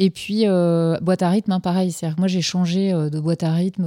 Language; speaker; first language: French; native; French